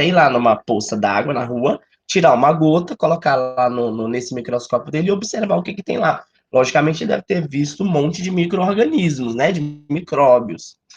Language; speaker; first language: Portuguese; native; Portuguese